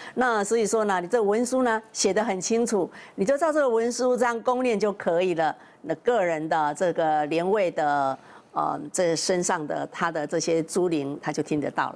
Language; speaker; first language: Chinese; native; Chinese